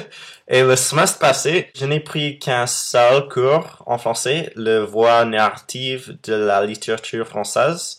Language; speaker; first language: French; non-native, fluent; English